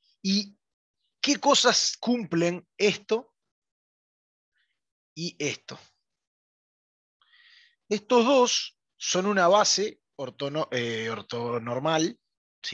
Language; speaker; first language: Spanish; native; Spanish